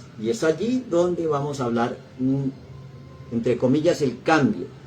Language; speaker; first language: Spanish; native; Spanish